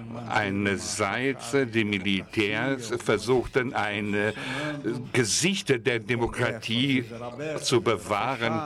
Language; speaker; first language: German; non-native, fluent; Portuguese